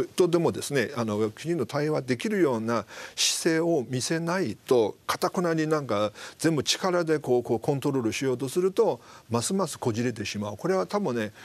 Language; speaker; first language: Japanese; non-native, fluent; Chinese